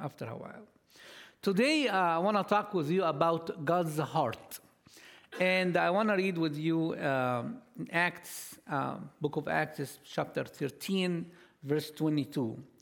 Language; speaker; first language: English; non-native, fluent; Arabic